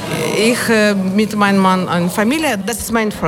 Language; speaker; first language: German; non-native, learner; Ukrainian